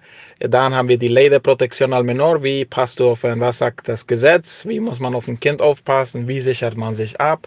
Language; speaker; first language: German; early bilingual, heritage; German